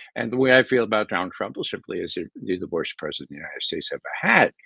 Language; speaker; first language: English; native; English